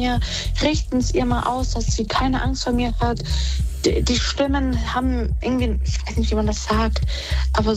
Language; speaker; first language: German; native; German